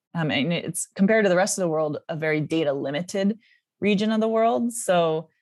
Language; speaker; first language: English; native; English